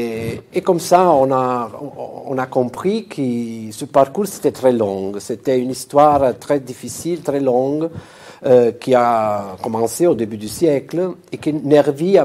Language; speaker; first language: French; non-native, fluent; Italian